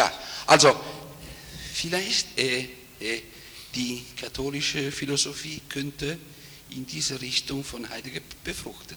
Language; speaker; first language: German; non-native, fluent; Italian